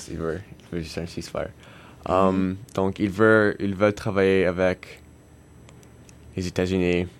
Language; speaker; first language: French; non-native, learner; English